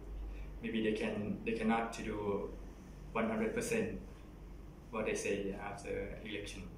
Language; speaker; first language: English; non-native, learner; Thai